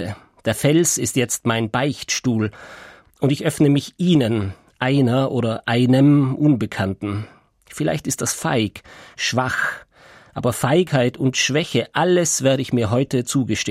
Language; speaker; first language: German; native; German